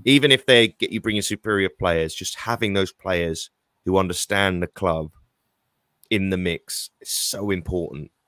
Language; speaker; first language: English; native; English